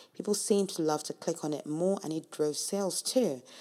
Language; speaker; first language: English; non-native, local second language; Yoruba